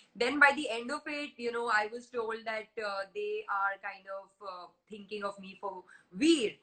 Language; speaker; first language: English; non-native, local second language; Hindi